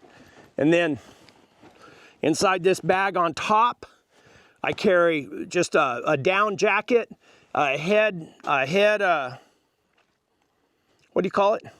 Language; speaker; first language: English; native; English